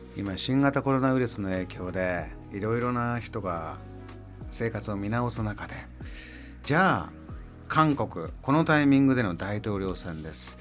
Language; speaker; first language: Japanese; native; Japanese